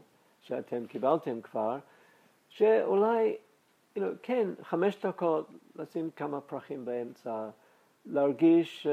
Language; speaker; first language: Hebrew; non-native, fluent; English